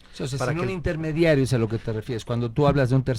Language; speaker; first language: Spanish; native; Spanish